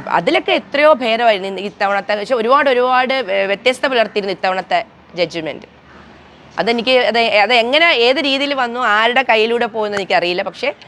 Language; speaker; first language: Malayalam; native; Malayalam